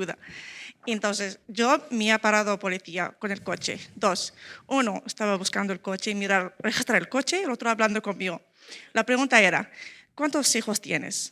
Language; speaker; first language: Spanish; non-native, learner; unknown